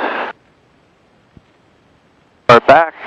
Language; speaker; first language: English; native; English